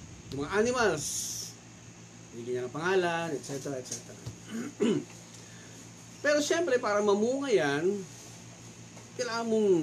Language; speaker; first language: Filipino; native; Filipino